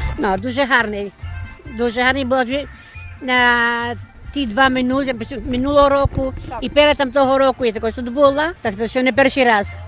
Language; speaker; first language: Ukrainian; early bilingual, heritage; Ukrainian